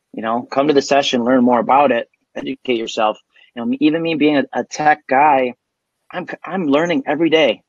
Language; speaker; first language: English; native; English